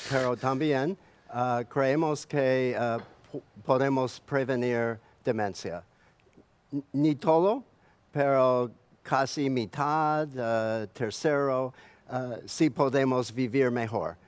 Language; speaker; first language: Spanish; non-native, learner; English